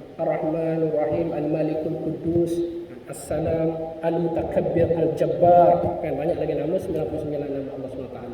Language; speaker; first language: Malay; native; Malay